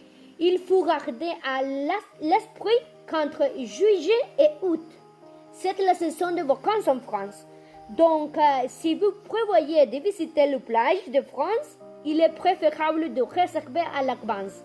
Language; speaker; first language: French; non-native, learner; Spanish